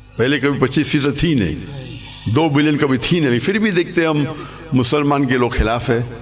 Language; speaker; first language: Urdu; non-native, local second language; English